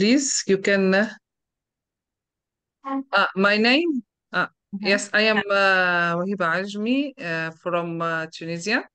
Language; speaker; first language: English; non-native, learner; Arabic